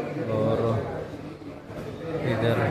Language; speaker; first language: Hindi; non-native, local second language; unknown